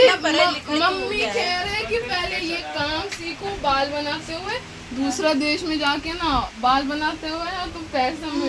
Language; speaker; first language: Hindi; early bilingual, other home language; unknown